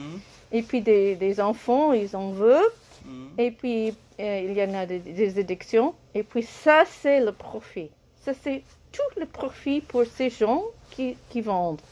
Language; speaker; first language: French; non-native, learner; English